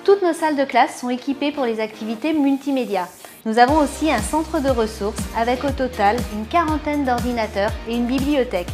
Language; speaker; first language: French; native; French